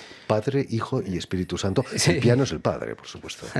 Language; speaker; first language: Spanish; native; Spanish